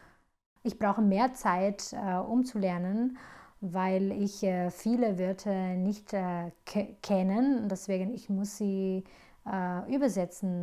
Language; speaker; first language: German; non-native, fluent; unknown